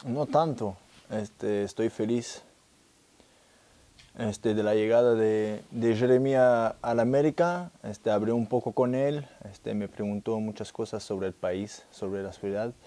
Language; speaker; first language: Spanish; non-native, fluent; French